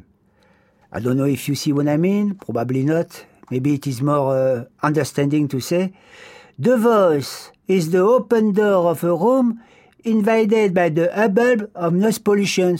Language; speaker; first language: English; non-native, fluent; French